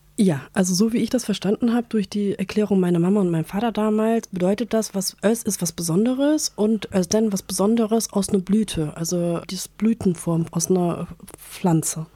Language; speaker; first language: German; early bilingual, other home language; Turkish